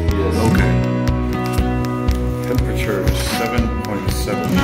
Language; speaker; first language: English; non-native, fluent; Thai